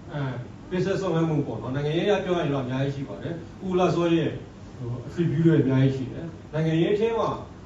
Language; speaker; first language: Burmese; non-native, local second language; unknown